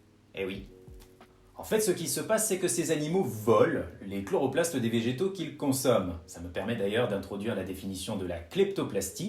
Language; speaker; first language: French; native; French